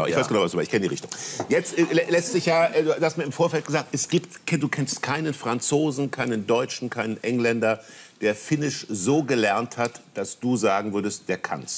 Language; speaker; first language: German; native; German